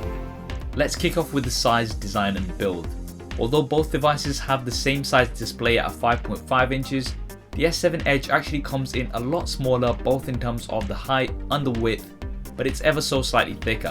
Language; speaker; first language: English; native; English